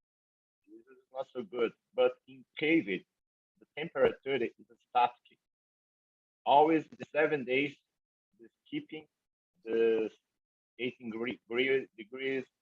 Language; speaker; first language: English; non-native, learner; Portuguese